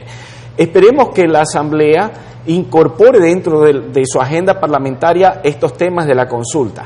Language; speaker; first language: Spanish; native; Spanish